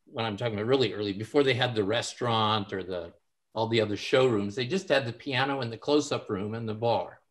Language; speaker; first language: English; native; English